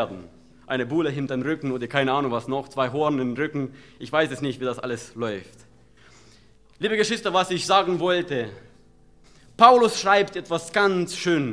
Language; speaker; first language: German; non-native, fluent; Romanian